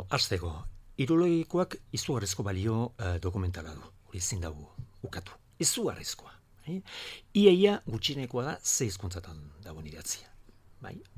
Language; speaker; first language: Basque; non-native, local second language; Spanish